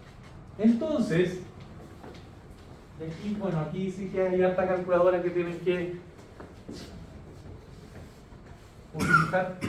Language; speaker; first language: Spanish; native; Spanish